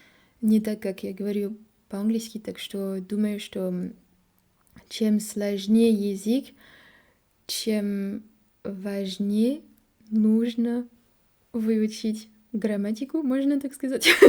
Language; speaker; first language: Russian; non-native, learner; French